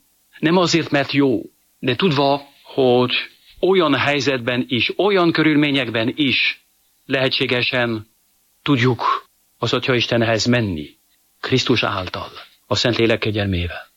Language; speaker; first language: Hungarian; non-native, fluent; French